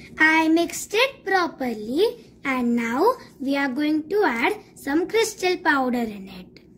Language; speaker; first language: English; non-native, local second language; Marathi